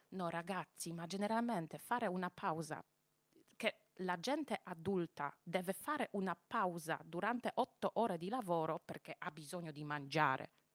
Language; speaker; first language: Italian; non-native, fluent; Polish